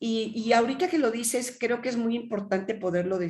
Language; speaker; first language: Spanish; native; Spanish